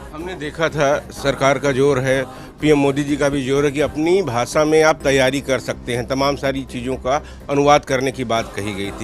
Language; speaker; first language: Hindi; native; Hindi